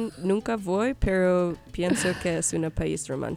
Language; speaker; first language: Spanish; non-native, learner; English